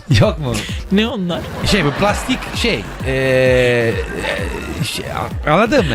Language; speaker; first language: Turkish; non-native, learner; Italian